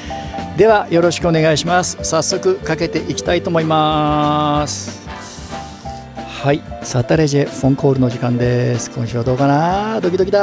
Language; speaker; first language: Japanese; native; Japanese